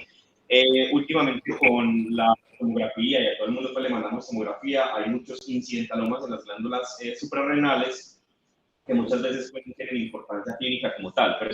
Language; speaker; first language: Spanish; native; Spanish